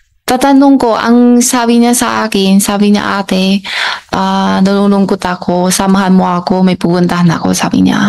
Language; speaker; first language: Filipino; non-native, learner; Chinese